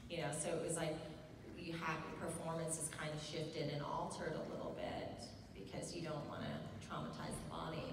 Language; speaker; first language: English; native; English